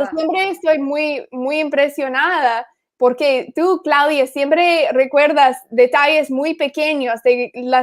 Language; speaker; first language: Spanish; non-native, fluent; English